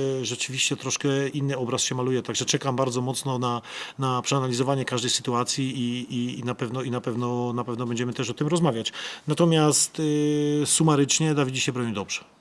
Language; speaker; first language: Polish; native; Polish